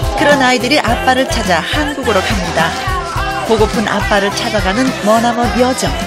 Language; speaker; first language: Korean; native; Korean